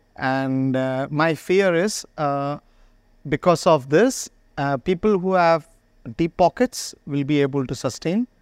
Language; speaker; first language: English; non-native, local second language; Malayalam